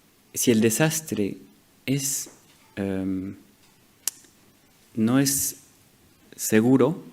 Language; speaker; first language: Spanish; non-native, fluent; French